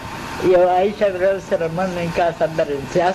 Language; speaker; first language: Romanian; non-native, local second language; German